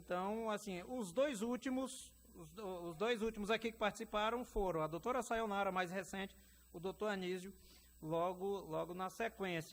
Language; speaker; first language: Portuguese; native; Portuguese